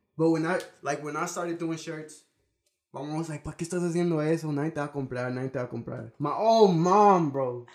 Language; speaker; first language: Spanish; early bilingual, heritage; Spanish